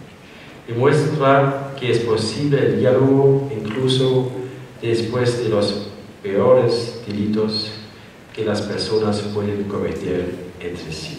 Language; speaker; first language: Spanish; non-native, fluent; German